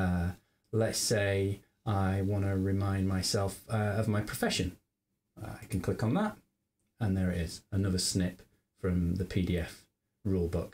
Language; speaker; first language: English; native; English